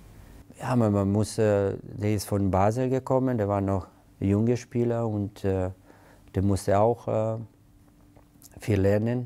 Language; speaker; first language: German; non-native, fluent; Italian